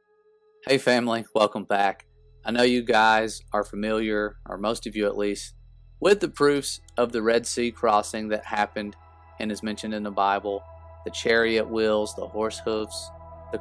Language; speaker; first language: English; native; English